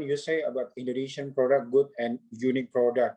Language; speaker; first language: English; non-native, learner; Indonesian